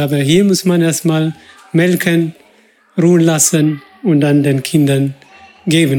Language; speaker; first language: German; non-native, fluent; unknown